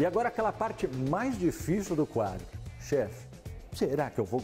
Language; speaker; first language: Portuguese; native; Portuguese